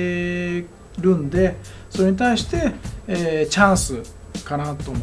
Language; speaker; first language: Japanese; native; Japanese